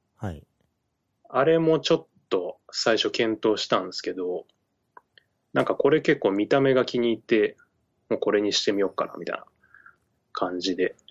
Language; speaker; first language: Japanese; native; Japanese